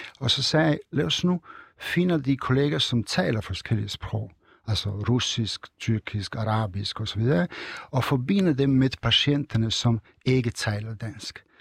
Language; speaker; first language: Danish; non-native, fluent; Serbian